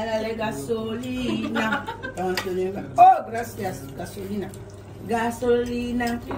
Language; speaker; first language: Spanish; non-native, learner; Filipino